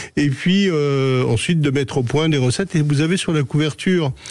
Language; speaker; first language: French; native; French